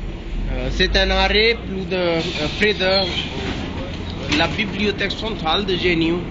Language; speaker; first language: French; non-native, learner; Hindi